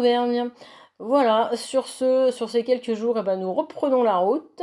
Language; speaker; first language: French; native; French